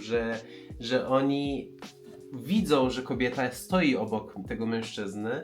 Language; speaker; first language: Polish; non-native, fluent; Persian